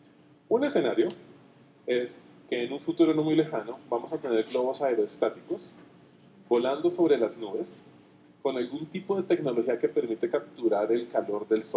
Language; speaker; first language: Spanish; native; Spanish